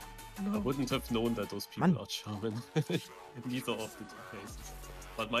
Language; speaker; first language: English; non-native, learner; German